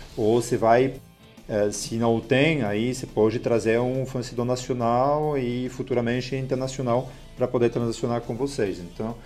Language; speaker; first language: Portuguese; non-native, fluent; French